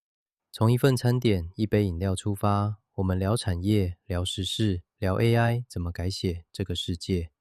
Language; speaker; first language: Chinese; native; Chinese